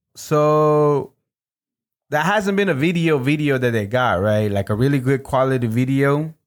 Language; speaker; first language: English; early bilingual, other home language; Spanish